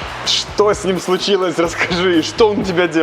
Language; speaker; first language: Russian; native; Russian